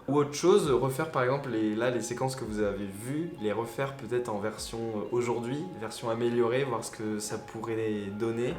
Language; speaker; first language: French; native; French